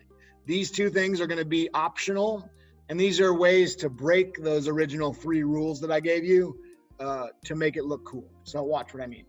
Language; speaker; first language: English; native; English